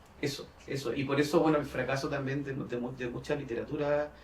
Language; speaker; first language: Spanish; native; Spanish